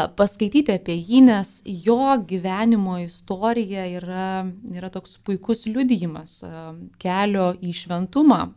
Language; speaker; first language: Lithuanian; native; Lithuanian